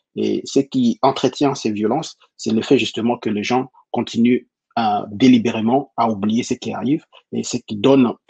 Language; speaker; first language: French; non-native, local second language; Lingala